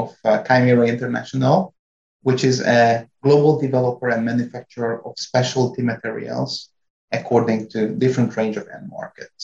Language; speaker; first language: English; non-native, fluent; Hungarian